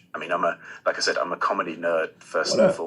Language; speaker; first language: English; native; English